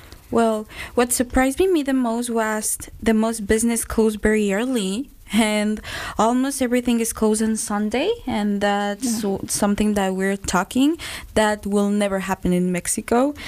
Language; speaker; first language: English; non-native, fluent; Spanish